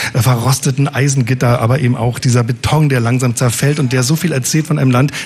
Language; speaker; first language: German; native; German